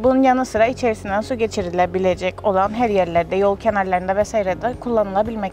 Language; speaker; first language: Turkish; native; Turkish